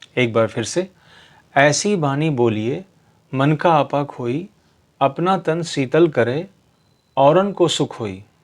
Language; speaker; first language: Hindi; native; Hindi